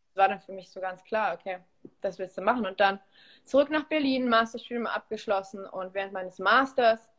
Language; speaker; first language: German; early bilingual, other home language; Polish